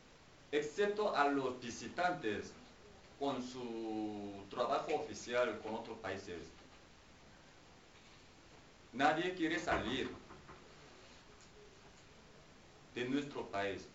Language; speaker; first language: Spanish; non-native, fluent; Korean